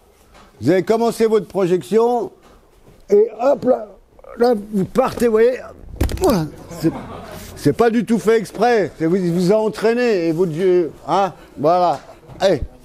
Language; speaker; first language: French; native; French